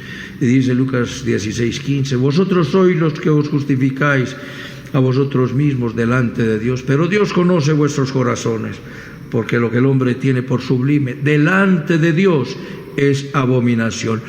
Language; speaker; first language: Spanish; native; Spanish